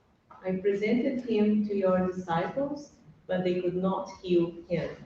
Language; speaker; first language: English; non-native, fluent; Portuguese